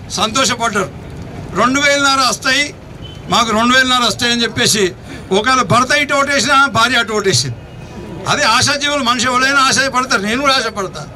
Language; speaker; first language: Telugu; native; Telugu